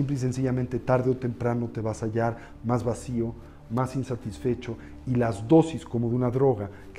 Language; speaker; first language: Spanish; native; Spanish